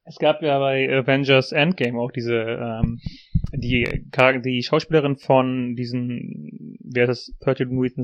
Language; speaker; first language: German; native; German